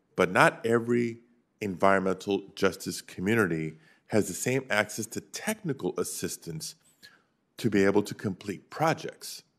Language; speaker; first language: English; native; English